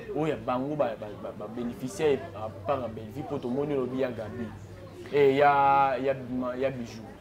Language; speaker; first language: Lingala; native; Lingala